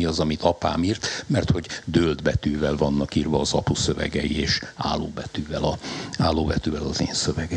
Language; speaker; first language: Hungarian; native; Hungarian